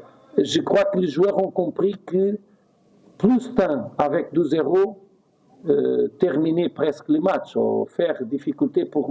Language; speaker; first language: French; non-native, fluent; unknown